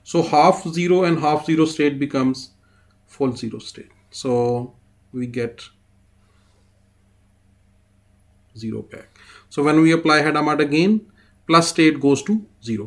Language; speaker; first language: English; non-native, fluent; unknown